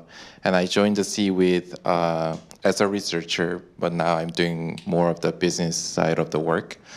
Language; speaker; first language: English; non-native, fluent; Korean